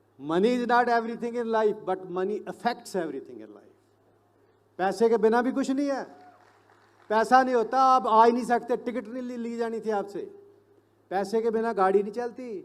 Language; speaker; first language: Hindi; non-native, local second language; Punjabi